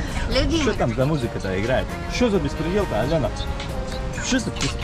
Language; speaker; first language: Russian; native; Russian